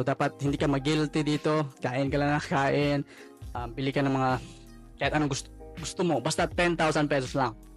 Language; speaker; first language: Filipino; non-native, local second language; Cebuano